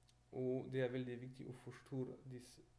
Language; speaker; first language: Norwegian; non-native, fluent; French